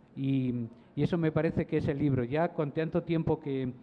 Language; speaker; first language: Spanish; native; Spanish